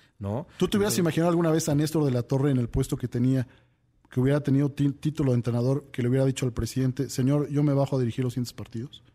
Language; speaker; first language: Spanish; native; Spanish